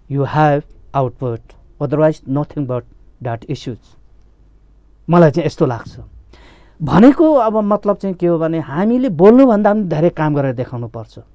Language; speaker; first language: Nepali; non-native, local second language; Limbu